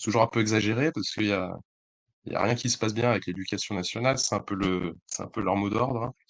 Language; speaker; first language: French; native; French